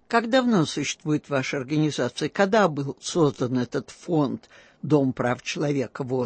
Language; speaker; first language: Russian; native; Russian